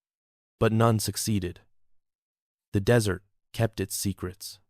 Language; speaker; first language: English; native; English